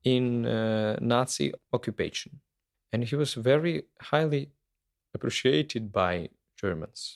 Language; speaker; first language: English; non-native, fluent; Ukrainian